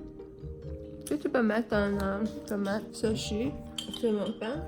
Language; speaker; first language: French; non-native, learner; English